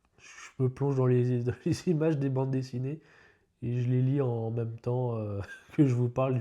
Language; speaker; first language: French; native; French